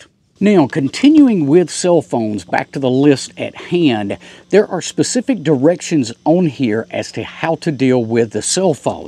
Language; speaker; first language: English; native; English